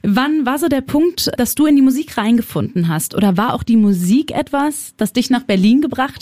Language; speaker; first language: German; native; German